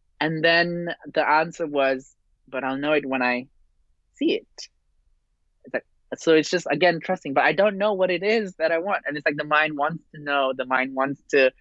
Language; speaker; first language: English; non-native, fluent; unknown